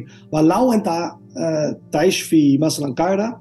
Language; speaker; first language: Arabic; non-native, learner; Dutch